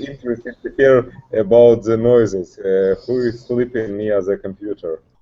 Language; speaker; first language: English; non-native, learner; Russian